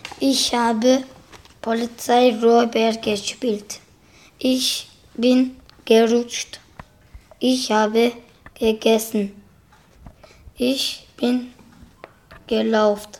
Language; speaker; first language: German; non-native, local second language; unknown